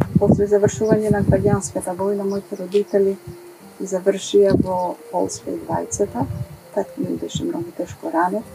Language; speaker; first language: Macedonian; early bilingual, heritage; Macedonian